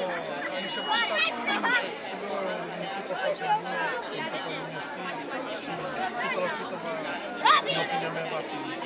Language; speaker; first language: Romanian; non-native, learner; Portuguese